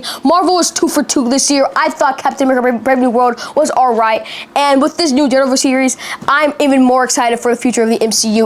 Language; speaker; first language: English; native; English